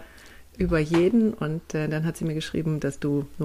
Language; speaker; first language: German; native; German